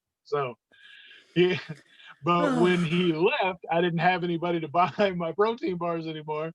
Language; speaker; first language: English; native; English